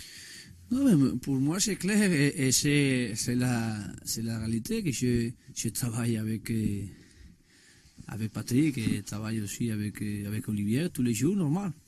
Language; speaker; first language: French; non-native, learner; Spanish